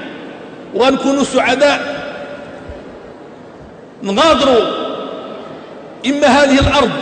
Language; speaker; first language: Arabic; native; Arabic